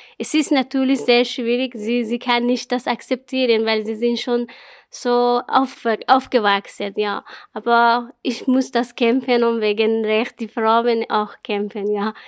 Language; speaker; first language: German; non-native, learner; Persian